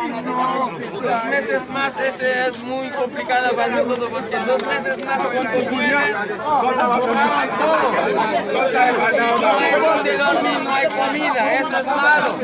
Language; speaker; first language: Spanish; non-native, learner; Haitian Creole